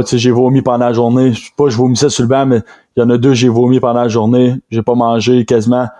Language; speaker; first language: French; native; French